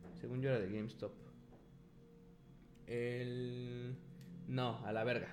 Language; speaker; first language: Spanish; native; Spanish